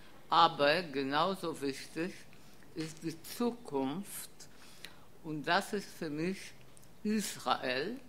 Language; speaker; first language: German; non-native, fluent; Polish